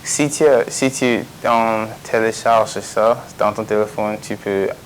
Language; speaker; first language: French; non-native, local second language; English